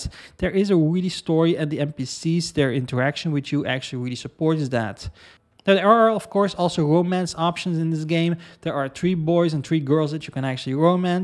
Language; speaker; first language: English; non-native, fluent; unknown